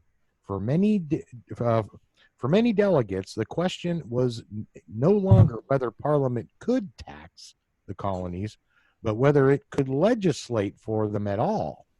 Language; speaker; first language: English; native; English